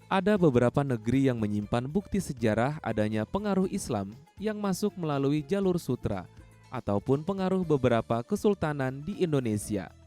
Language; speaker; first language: Indonesian; native; Indonesian